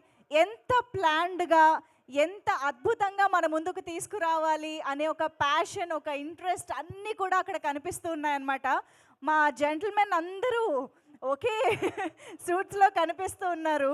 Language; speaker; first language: Telugu; native; Telugu